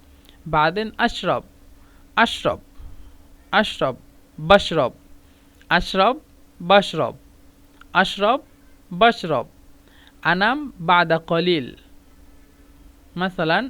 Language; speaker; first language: Arabic; non-native, fluent; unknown